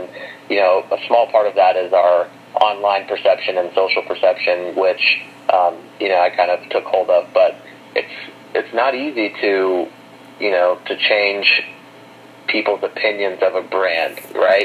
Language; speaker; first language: English; native; English